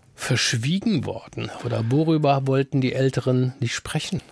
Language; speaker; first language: German; native; German